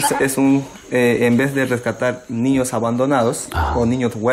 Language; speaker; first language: Spanish; native; Spanish